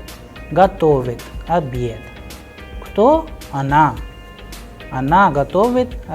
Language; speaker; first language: Russian; non-native, fluent; Hindi